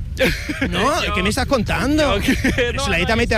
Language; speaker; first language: Spanish; native; Spanish